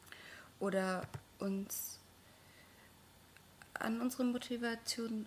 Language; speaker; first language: German; non-native, fluent; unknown